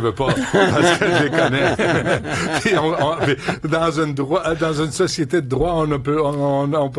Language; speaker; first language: French; native; French